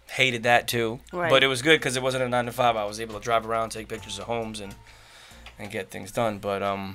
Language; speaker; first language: English; native; English